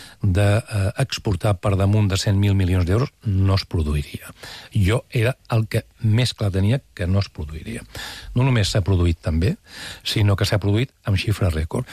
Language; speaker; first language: Catalan; native; Catalan